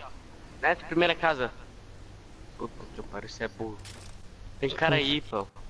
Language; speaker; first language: Portuguese; native; Portuguese